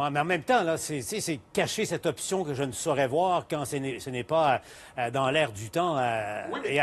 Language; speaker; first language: French; native; French